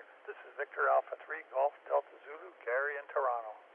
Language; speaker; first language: English; native; English